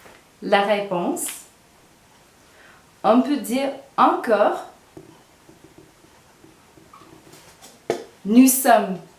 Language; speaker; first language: French; non-native, fluent; English